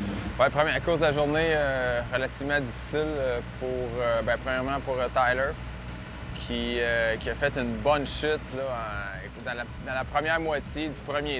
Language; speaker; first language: French; native; French